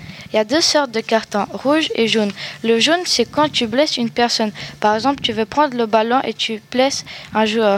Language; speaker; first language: French; native; French